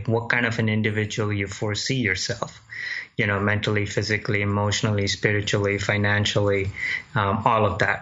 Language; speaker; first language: English; non-native, local second language; Gujarati